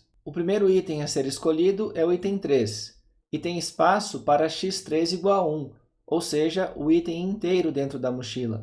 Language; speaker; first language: Portuguese; native; Portuguese